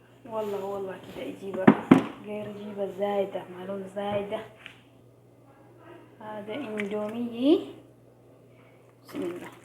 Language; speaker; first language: Arabic; non-native, fluent; Oromo